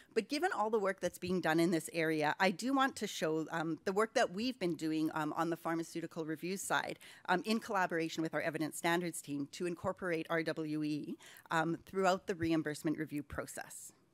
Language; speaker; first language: English; native; English